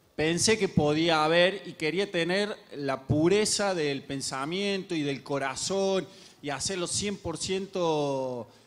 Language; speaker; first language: Spanish; native; Spanish